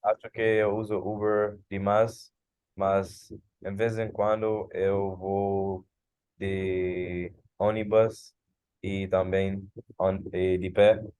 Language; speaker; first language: Portuguese; non-native, learner; English